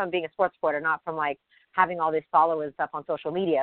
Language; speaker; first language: English; native; English